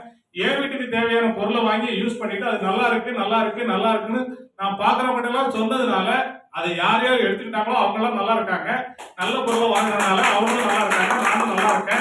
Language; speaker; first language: Tamil; native; Tamil